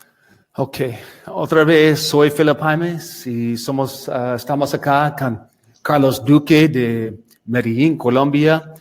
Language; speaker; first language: Spanish; non-native, learner; English